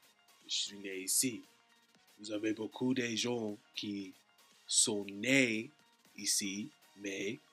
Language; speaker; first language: French; non-native, learner; English